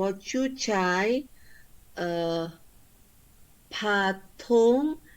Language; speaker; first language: Chinese; non-native, learner; Indonesian